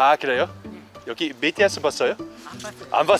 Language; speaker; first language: Korean; non-native, learner; Dutch